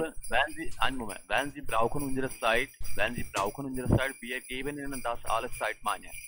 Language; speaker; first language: German; non-native, learner; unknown